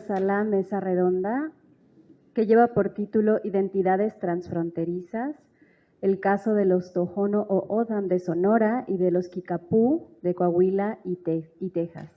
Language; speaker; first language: Spanish; native; Spanish